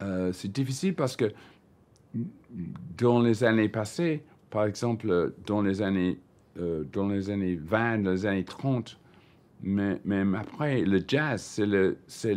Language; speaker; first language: French; non-native, learner; English